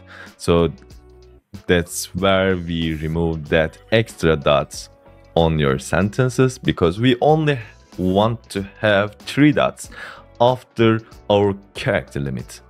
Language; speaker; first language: English; non-native, fluent; Turkish